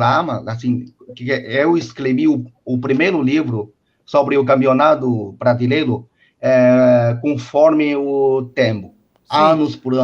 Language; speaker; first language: Portuguese; non-native, fluent; Chinese